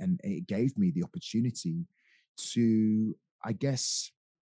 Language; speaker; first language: English; native; English